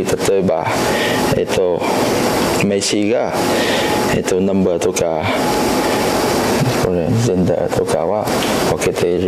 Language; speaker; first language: Japanese; non-native, learner; Cantonese